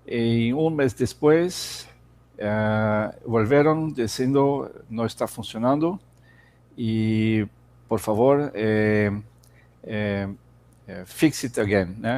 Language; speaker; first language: Spanish; non-native, fluent; Portuguese